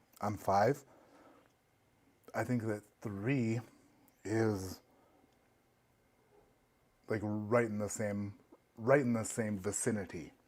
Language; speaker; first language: English; native; English